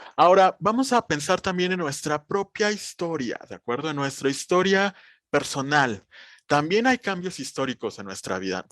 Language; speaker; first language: Spanish; native; Spanish